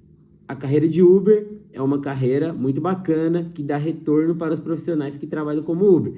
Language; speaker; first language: Portuguese; native; Portuguese